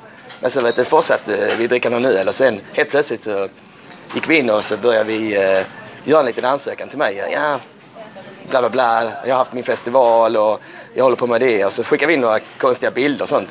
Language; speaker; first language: Swedish; native; Swedish